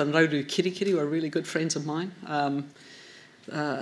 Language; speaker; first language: English; native; English